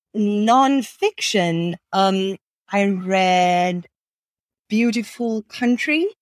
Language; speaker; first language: English; non-native, local second language; Sinhala